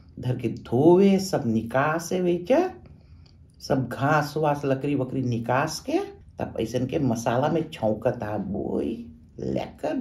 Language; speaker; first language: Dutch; non-native, local second language; Caribbean Hindustani